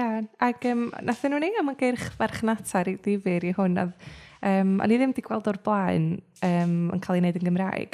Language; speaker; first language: Welsh; native; Welsh